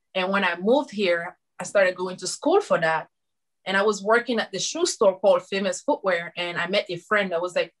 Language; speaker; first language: English; non-native, fluent; Susu